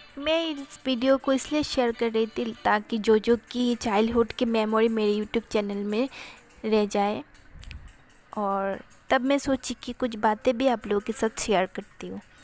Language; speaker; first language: Hindi; non-native, local second language; Bangla